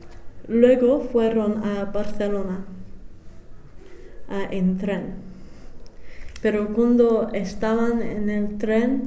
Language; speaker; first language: Spanish; non-native, fluent; English